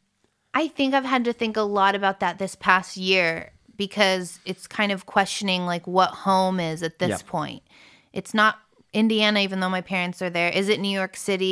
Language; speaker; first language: English; early bilingual, other home language; French